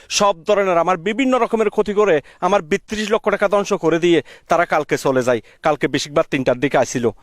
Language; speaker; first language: Bangla; native; Bangla